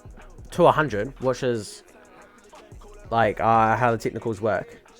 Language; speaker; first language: English; native; English